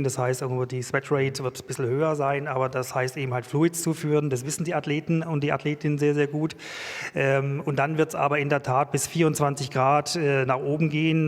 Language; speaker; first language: German; native; German